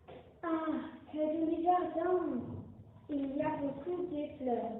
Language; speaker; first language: French; non-native, learner; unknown